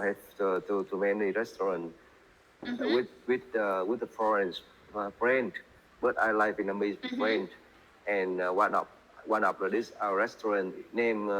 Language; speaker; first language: English; non-native, learner; Vietnamese